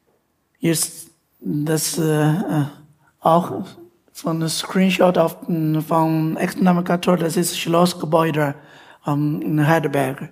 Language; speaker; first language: German; non-native, fluent; Chinese